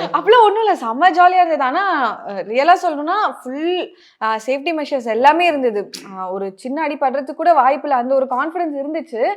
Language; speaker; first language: Tamil; native; Tamil